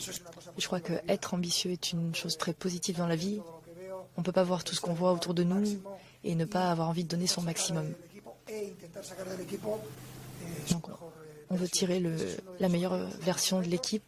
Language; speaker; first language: French; native; French